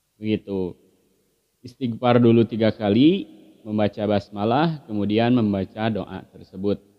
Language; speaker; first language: Indonesian; non-native, local second language; Sundanese